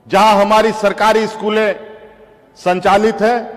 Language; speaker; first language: Hindi; native; Hindi